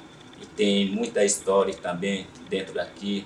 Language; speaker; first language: Portuguese; non-native, local second language; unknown